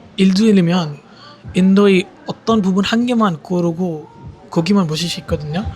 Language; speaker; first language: Korean; non-native, fluent; Hindi